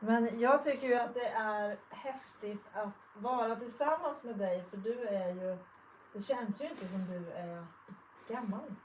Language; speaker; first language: Swedish; native; Swedish